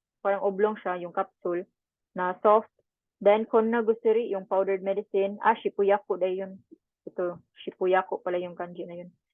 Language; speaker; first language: Filipino; non-native, local second language; Cebuano